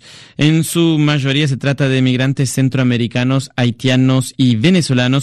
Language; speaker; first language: Spanish; native; Spanish